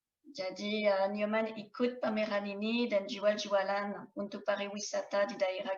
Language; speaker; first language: Indonesian; non-native, fluent; French